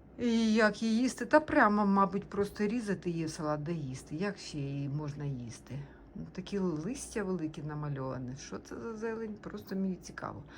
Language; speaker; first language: Ukrainian; native; Ukrainian